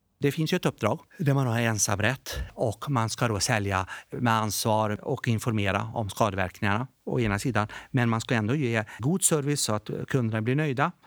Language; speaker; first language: Swedish; early bilingual, other home language; Bosnian